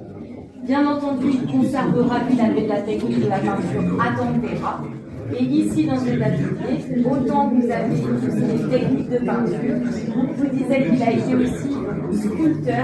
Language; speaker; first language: French; native; French